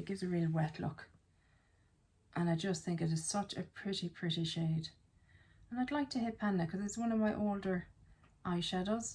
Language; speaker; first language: English; native; English